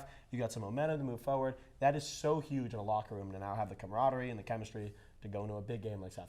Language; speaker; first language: English; native; English